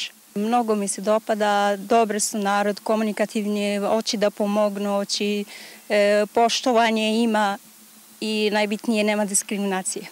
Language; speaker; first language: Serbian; non-native, learner; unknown